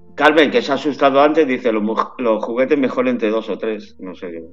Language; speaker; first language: Spanish; native; Spanish